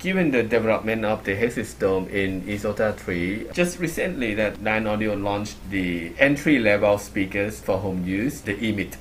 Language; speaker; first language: English; non-native, fluent; Thai